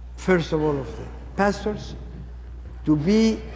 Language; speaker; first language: English; non-native, fluent; Greek